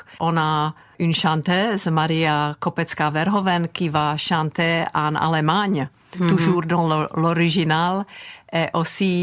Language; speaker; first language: French; non-native, fluent; Czech